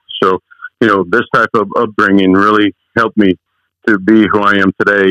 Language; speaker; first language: English; early bilingual, other home language; Spanish